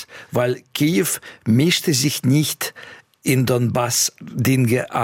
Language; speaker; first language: German; non-native, fluent; Russian